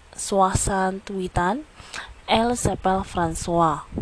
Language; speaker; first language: French; non-native, learner; Filipino